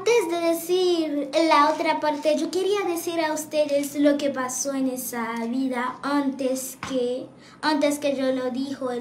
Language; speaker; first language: Spanish; non-native, learner; Haitian Creole